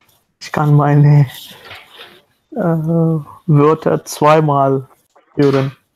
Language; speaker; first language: German; non-native, learner; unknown